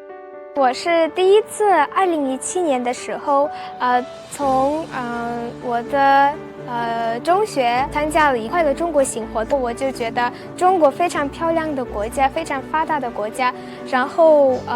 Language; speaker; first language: Chinese; non-native, fluent; Uzbek